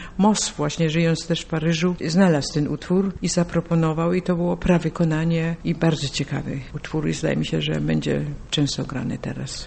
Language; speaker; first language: Polish; native; Polish